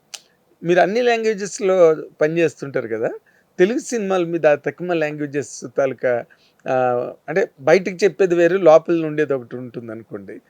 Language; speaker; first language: Telugu; native; Telugu